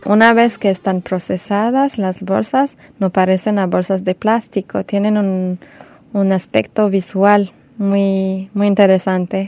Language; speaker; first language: Spanish; non-native, fluent; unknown